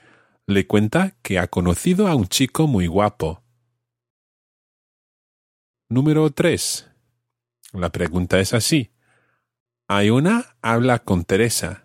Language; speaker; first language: Spanish; non-native, fluent; English